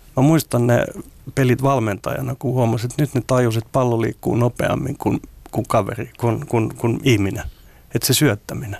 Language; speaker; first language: Finnish; non-native, local second language; Swedish